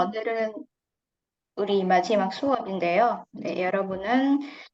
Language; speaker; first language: Korean; non-native, fluent; Indonesian